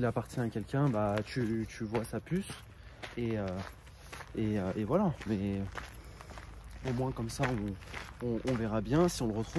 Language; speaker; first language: French; native; French